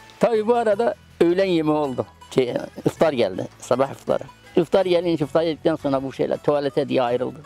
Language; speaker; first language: Turkish; native; Turkish